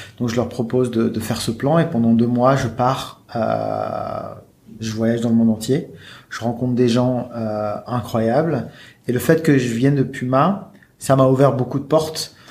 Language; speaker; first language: French; native; French